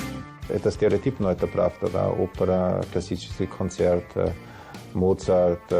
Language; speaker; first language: Russian; non-native, fluent; German